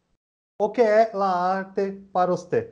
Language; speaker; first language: Spanish; non-native, learner; Portuguese